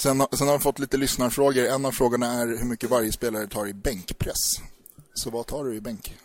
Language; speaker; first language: Swedish; native; Swedish